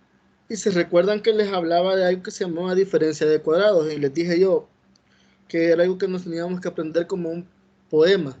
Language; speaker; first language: Spanish; native; Spanish